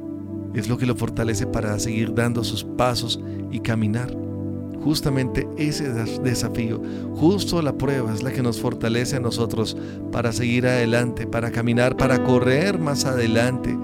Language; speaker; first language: Spanish; native; Spanish